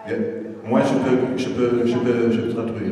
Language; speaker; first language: French; non-native, fluent; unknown